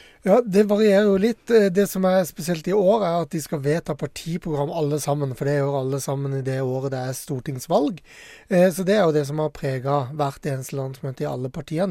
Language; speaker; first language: Norwegian; native; Norwegian